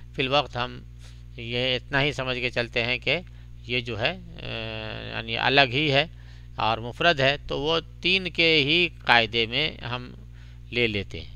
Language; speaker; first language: Urdu; native; Urdu